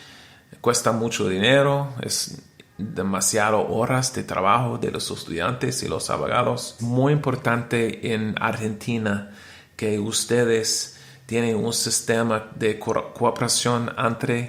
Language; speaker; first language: Spanish; non-native, learner; English